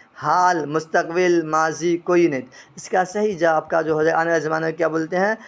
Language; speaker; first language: Urdu; native; Urdu